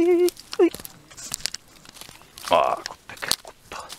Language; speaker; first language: Finnish; native; Finnish